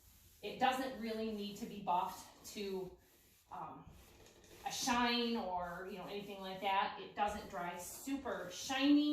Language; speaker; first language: English; native; English